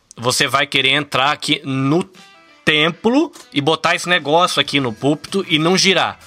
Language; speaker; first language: Portuguese; native; Portuguese